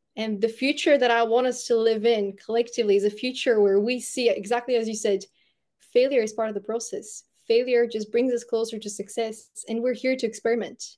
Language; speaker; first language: English; non-native, fluent; Bulgarian